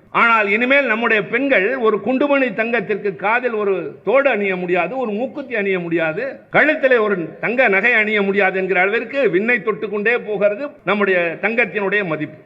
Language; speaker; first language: Tamil; native; Tamil